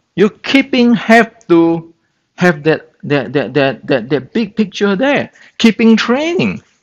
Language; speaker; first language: English; non-native, fluent; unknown